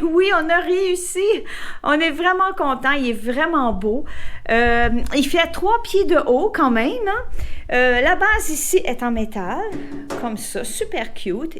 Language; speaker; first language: French; native; French